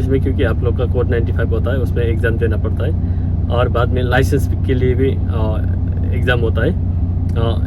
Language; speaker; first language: Hindi; non-native, learner; Nepali